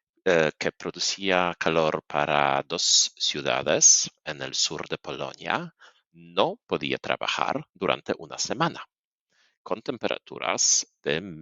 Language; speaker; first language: Spanish; non-native, fluent; Polish